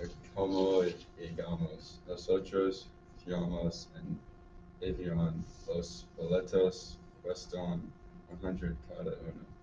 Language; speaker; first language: Spanish; non-native, learner; English